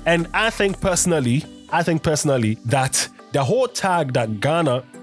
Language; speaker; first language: English; non-native, local second language; Akan